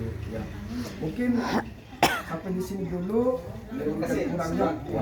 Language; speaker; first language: Indonesian; non-native, local second language; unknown